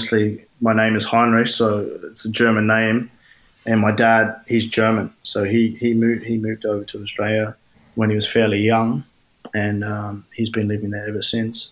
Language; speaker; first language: English; native; English